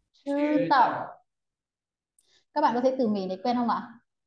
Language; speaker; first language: Chinese; non-native, fluent; Vietnamese